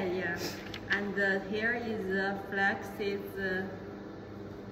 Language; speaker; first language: English; non-native, learner; Chinese